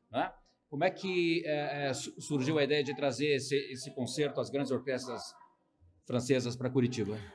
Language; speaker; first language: Portuguese; native; Portuguese